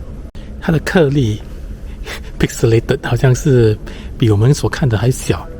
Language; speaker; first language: Chinese; native; Chinese